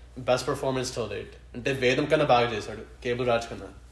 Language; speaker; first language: English; early bilingual, other home language; Telugu